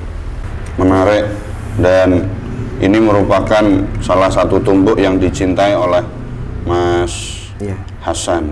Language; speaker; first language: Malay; non-native, local second language; Javanese